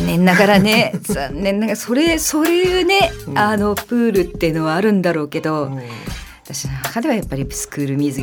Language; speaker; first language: Japanese; native; Japanese